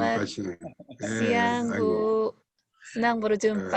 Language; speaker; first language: Indonesian; non-native, fluent; Korean